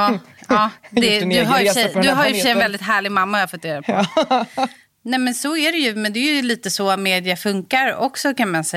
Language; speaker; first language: Swedish; native; Swedish